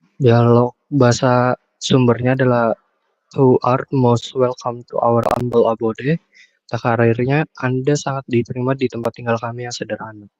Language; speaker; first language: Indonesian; native; Indonesian